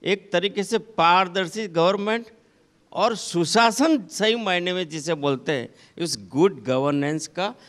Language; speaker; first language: Hindi; non-native, local second language; Gujarati